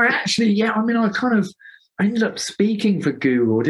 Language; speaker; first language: English; native; English